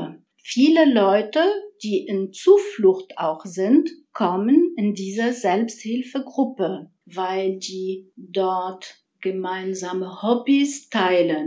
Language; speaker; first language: German; non-native, fluent; Arabic